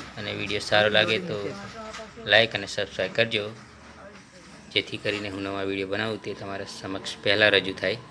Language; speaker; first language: Gujarati; non-native, local second language; Rathawi